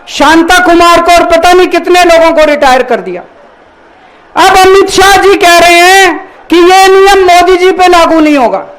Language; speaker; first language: Hindi; native; Hindi